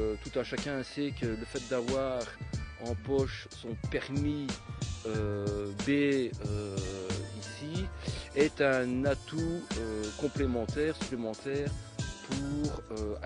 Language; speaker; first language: French; native; French